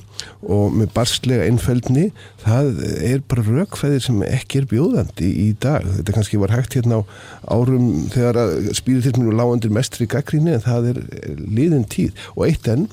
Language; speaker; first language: Icelandic; native; Icelandic